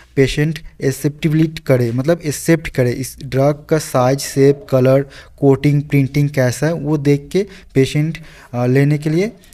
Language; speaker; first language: Hindi; non-native, local second language; Bangla